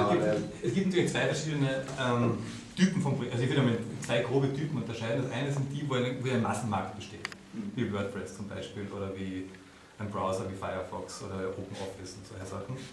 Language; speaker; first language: German; native; German